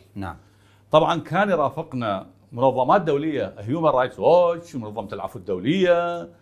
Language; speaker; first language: Arabic; native; Arabic